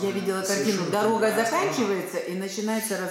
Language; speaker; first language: Russian; native; Russian